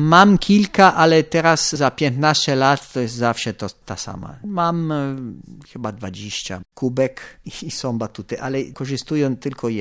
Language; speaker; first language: Polish; non-native, fluent; Italian